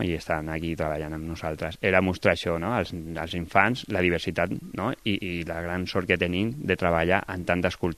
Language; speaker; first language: Catalan; non-native, local second language; Spanish